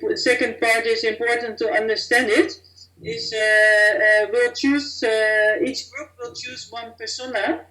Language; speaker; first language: English; non-native, fluent; Dutch